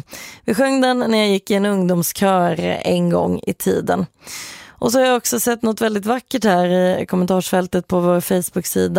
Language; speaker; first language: Swedish; native; Swedish